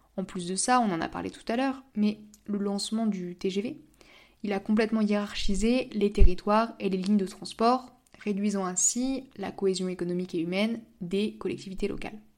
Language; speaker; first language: French; native; French